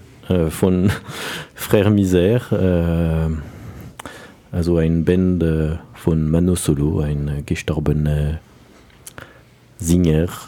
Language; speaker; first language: German; non-native, learner; French